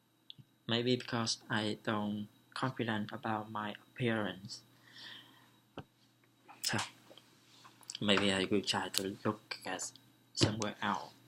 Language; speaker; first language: English; non-native, learner; Vietnamese